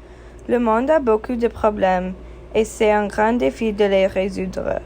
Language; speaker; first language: French; non-native, fluent; English